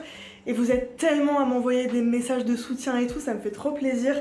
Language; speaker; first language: French; native; French